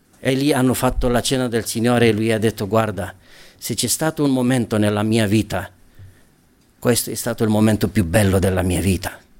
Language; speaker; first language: Italian; non-native, fluent; Romanian